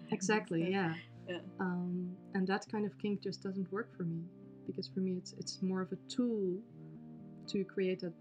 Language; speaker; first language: English; non-native, fluent; Dutch